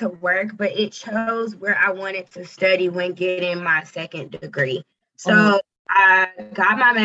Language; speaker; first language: English; native; English